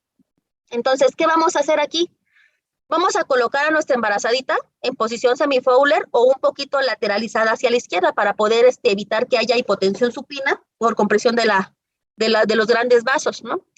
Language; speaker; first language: Spanish; native; Spanish